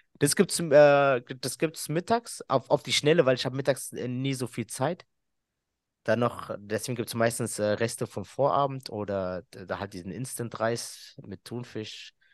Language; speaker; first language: German; early bilingual, other home language; Arabic